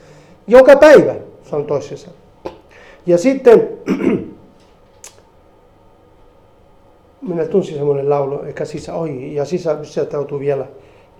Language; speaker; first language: Finnish; non-native, fluent; Spanish